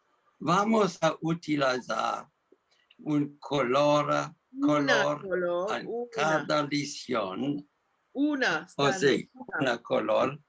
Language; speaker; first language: Spanish; non-native, learner; English